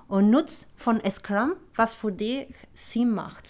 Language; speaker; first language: German; non-native, fluent; Spanish